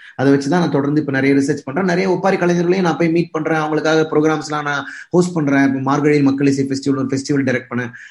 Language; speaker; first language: Tamil; native; Tamil